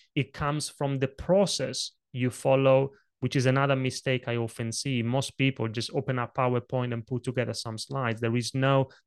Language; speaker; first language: English; non-native, fluent; Italian